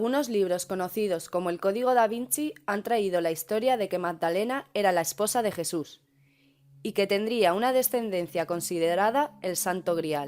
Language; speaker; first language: Spanish; native; Spanish